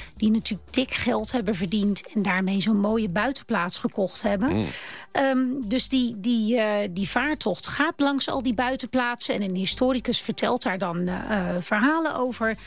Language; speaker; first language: Dutch; native; Dutch